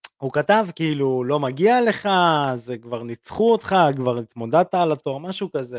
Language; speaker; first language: Hebrew; early bilingual, other home language; Russian